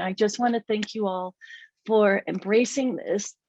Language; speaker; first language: English; native; English